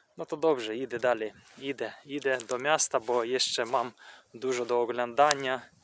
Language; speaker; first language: Polish; non-native, fluent; Russian